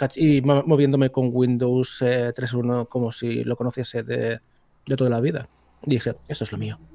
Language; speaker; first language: Spanish; native; Spanish